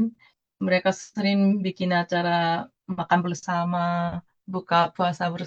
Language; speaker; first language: Indonesian; non-native, fluent; Japanese